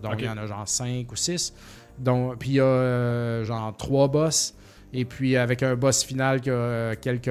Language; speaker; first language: French; native; French